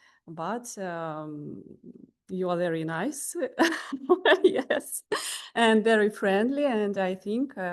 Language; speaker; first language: English; non-native, learner; Russian